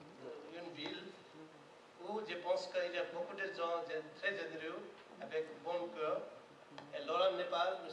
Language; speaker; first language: French; non-native, learner; Nepali